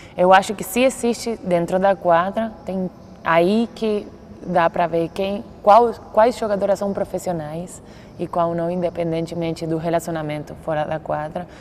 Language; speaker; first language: Portuguese; non-native, fluent; Spanish